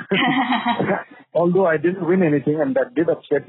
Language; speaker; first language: English; non-native, local second language; Kodava